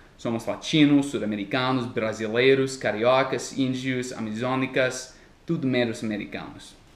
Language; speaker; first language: Portuguese; non-native, fluent; English